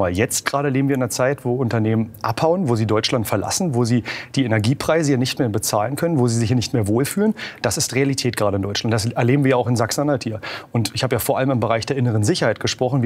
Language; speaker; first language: German; native; German